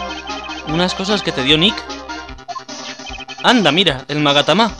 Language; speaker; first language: Spanish; native; Spanish